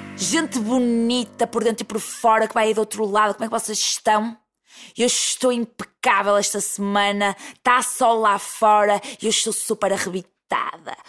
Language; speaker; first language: Portuguese; native; Portuguese